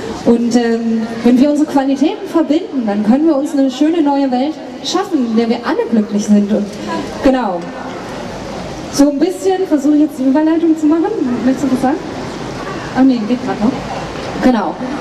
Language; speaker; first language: German; native; German